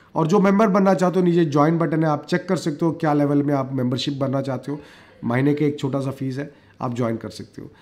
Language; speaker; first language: Hindi; native; Hindi